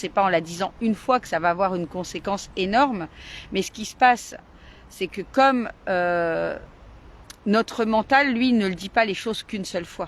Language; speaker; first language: French; native; French